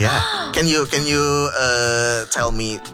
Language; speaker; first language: English; non-native, fluent; Indonesian